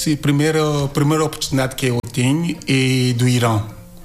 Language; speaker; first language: Portuguese; non-native, learner; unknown